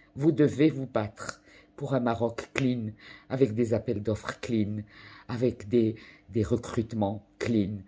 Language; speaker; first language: French; non-native, local second language; Arabic